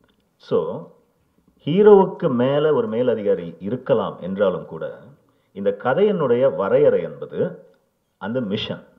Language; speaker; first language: Tamil; native; Tamil